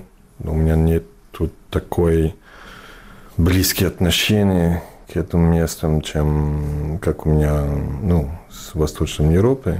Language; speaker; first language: Russian; non-native, fluent; English